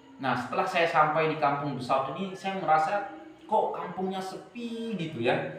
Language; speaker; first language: Malay; non-native, local second language; Sasak